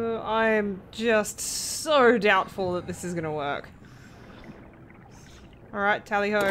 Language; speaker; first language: English; native; English